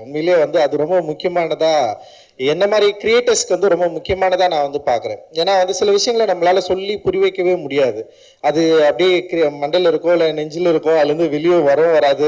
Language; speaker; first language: Tamil; native; Tamil